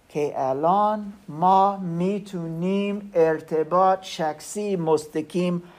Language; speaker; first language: Persian; non-native, learner; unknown